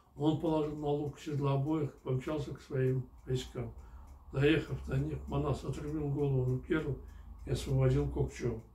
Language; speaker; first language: Russian; non-native, local second language; Kyrgyz